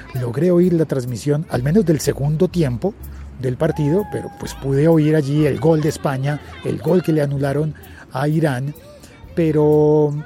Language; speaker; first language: Spanish; native; Spanish